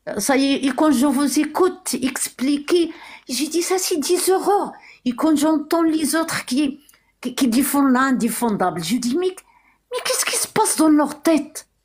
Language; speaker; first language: French; non-native, local second language; Arabic